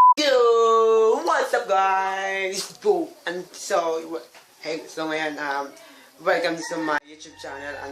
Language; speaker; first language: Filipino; non-native, local second language; Cebuano